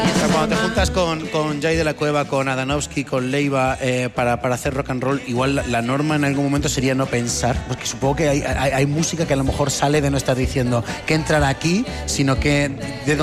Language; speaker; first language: Spanish; native; Spanish